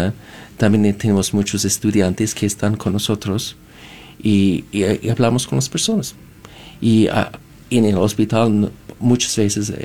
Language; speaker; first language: Spanish; non-native, fluent; English